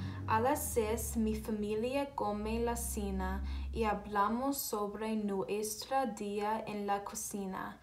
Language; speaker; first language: Spanish; non-native, learner; English